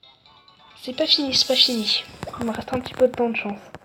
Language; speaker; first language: French; native; French